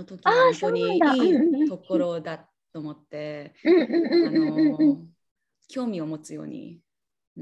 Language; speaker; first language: Japanese; non-native, learner; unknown